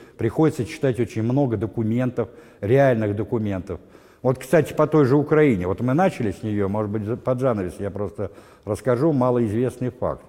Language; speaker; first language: Russian; native; Russian